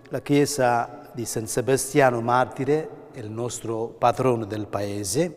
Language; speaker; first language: Italian; non-native, fluent; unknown